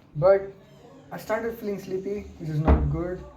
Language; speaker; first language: English; non-native, local second language; Marathi